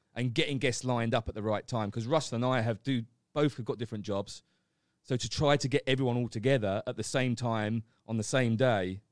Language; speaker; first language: English; native; English